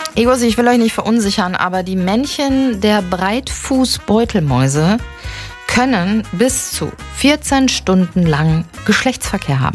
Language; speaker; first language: German; native; German